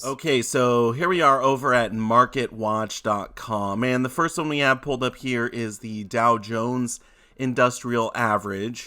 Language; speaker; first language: English; native; English